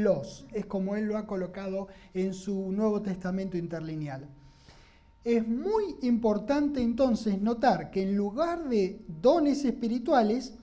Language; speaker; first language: Spanish; native; Spanish